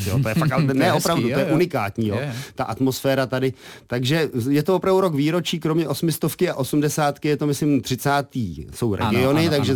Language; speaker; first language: Czech; native; Czech